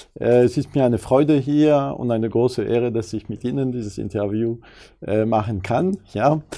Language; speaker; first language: German; non-native, fluent; French